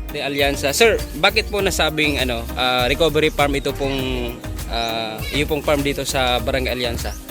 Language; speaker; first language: Filipino; non-native, local second language; Bikol